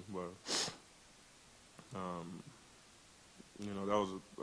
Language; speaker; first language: English; native; English